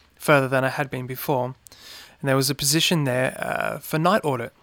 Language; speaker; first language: English; native; English